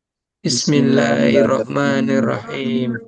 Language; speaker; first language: Arabic; non-native, learner; Indonesian